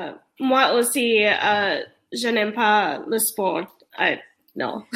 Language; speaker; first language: French; non-native, learner; English